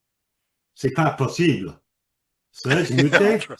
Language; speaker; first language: French; non-native, learner; English